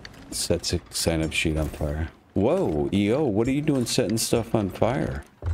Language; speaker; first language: English; native; English